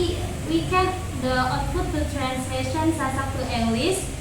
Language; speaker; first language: English; non-native, learner; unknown